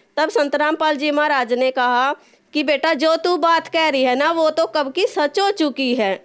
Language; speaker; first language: Hindi; native; Hindi